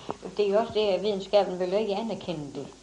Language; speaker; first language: Danish; native; Danish